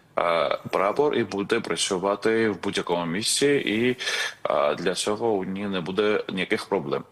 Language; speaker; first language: Ukrainian; non-native, fluent; Georgian